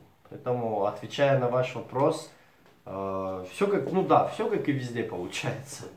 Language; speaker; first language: Russian; native; Russian